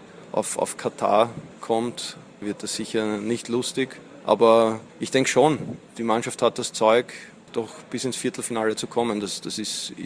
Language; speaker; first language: German; native; German